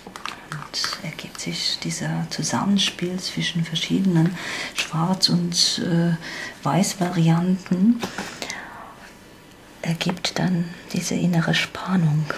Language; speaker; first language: German; non-native, fluent; Polish